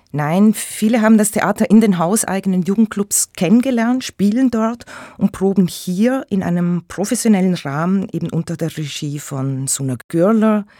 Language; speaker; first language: German; native; German